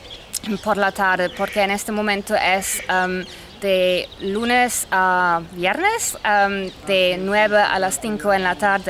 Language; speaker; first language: Spanish; non-native, fluent; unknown